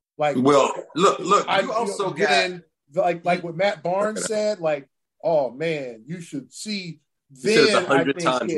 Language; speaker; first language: English; native; English